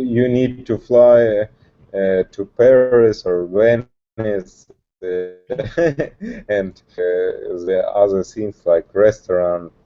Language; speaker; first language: English; non-native, learner; Russian